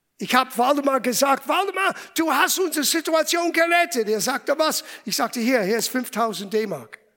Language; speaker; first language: German; non-native, fluent; English